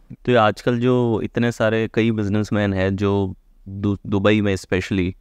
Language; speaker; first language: Hindi; native; Hindi